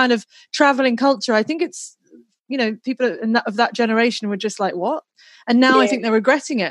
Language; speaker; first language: English; native; English